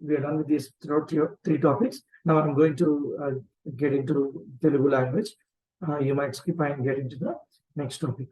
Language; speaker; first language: English; non-native, local second language; Telugu